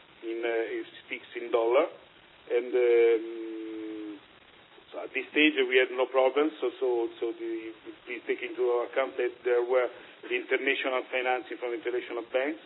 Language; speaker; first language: English; non-native, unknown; Italian